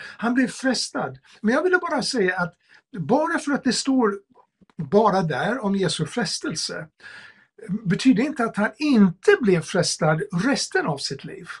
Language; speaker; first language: Swedish; non-native, fluent; English